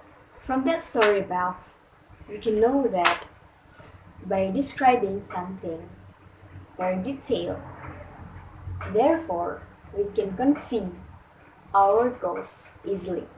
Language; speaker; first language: English; non-native, fluent; Indonesian